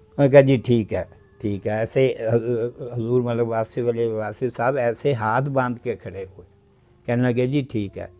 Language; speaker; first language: Urdu; non-native, local second language; Punjabi